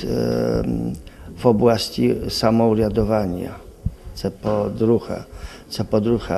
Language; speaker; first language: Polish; non-native, learner; Ukrainian